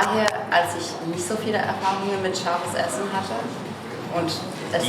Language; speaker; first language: German; non-native, fluent; French